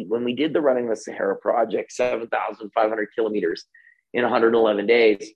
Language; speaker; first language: English; native; English